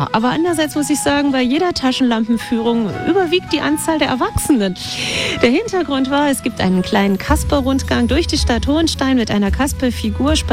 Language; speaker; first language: German; native; German